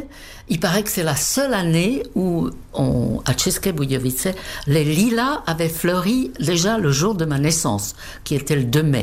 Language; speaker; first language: French; non-native, fluent; Czech